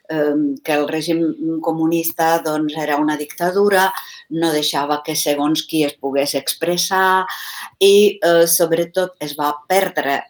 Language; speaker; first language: Catalan; non-native, fluent; Czech